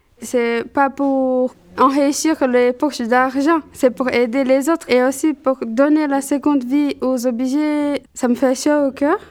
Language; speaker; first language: French; non-native, learner; Portuguese